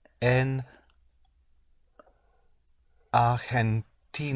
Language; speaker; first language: Spanish; non-native, learner; English